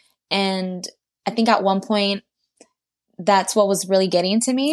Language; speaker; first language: English; early bilingual, other home language; Spanish